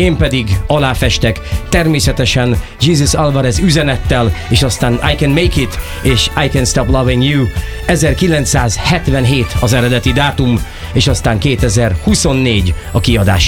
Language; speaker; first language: Hungarian; native; Hungarian